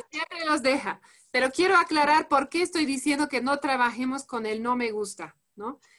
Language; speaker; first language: Spanish; non-native, fluent; French